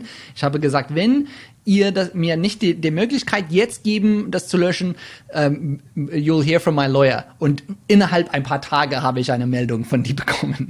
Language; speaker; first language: German; non-native, fluent; English